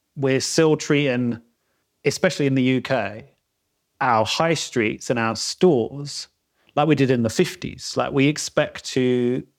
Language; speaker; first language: English; native; English